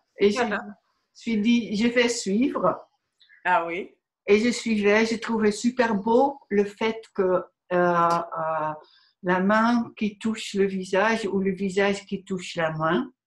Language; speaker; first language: French; non-native, fluent; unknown